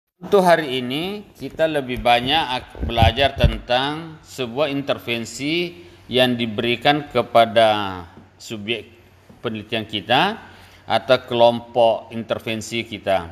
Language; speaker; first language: Indonesian; native; Indonesian